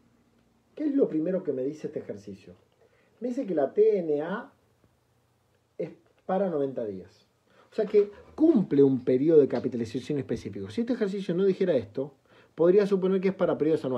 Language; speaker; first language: Spanish; native; Spanish